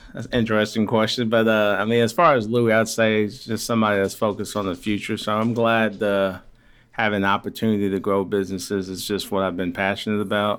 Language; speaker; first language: English; early bilingual, other home language; Haitian Creole